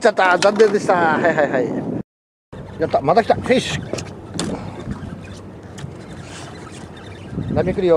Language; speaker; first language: Japanese; native; Japanese